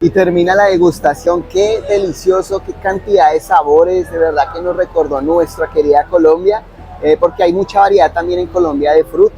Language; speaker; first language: Spanish; native; Spanish